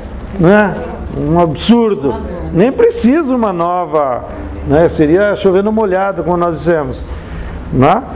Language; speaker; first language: Portuguese; native; Portuguese